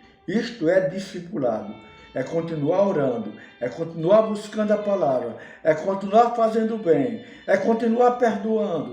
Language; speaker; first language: Portuguese; native; Portuguese